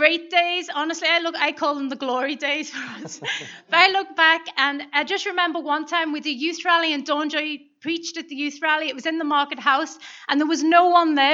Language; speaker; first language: English; native; English